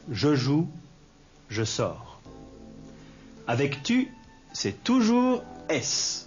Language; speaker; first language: French; native; French